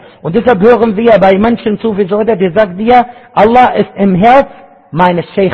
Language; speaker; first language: German; non-native, fluent; Arabic